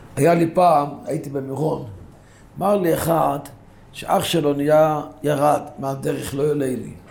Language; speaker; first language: Hebrew; non-native, local second language; Yiddish